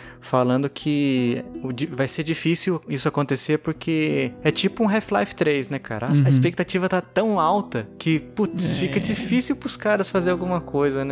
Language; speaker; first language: Portuguese; native; Portuguese